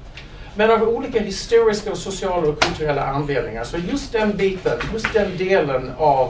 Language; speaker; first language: Swedish; non-native, fluent; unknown